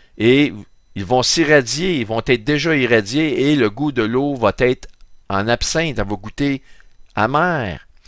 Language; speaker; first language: French; native; French